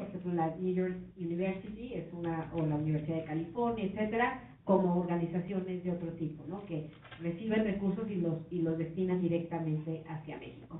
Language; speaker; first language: Spanish; native; Spanish